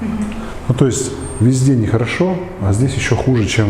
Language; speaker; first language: Russian; native; Russian